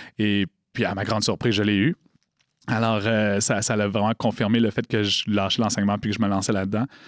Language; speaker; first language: French; native; French